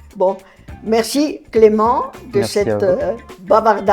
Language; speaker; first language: French; non-native, fluent; Italian